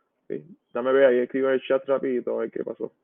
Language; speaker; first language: Spanish; native; Spanish